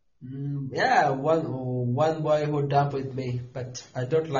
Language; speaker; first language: English; non-native, local second language; Bangla